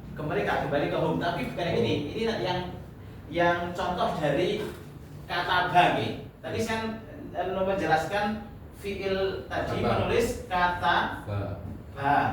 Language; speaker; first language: Indonesian; native; Indonesian